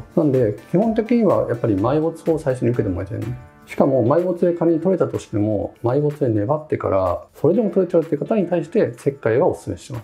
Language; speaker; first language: Japanese; native; Japanese